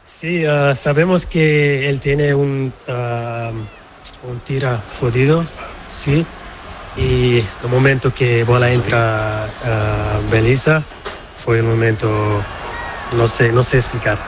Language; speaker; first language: Spanish; non-native, learner; Portuguese